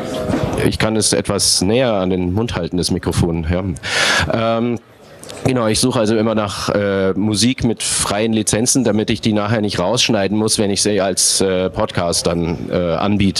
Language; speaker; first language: German; native; German